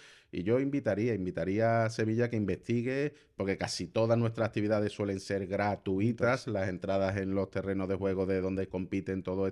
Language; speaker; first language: Spanish; native; Spanish